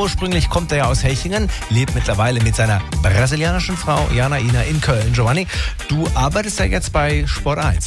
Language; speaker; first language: German; native; German